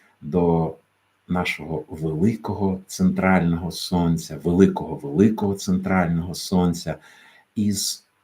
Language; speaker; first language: Ukrainian; native; Ukrainian